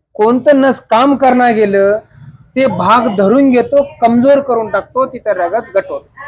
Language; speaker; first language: Marathi; non-native, fluent; Telugu